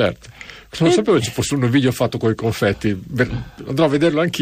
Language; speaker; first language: Italian; native; Italian